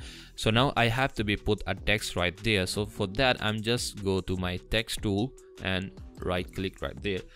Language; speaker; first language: English; non-native, fluent; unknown